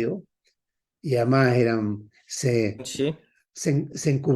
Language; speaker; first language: Spanish; native; Spanish